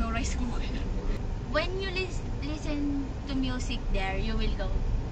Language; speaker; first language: English; non-native, local second language; Filipino